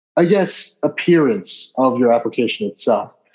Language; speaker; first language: English; native; English